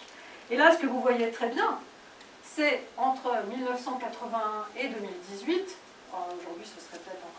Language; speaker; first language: French; native; French